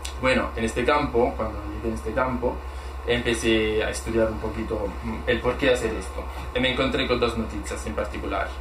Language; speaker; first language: Spanish; non-native, fluent; Italian